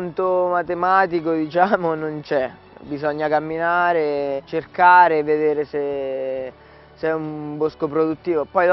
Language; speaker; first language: Italian; native; Italian